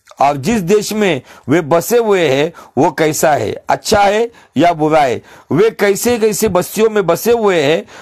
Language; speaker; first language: Hindi; non-native, local second language; Marathi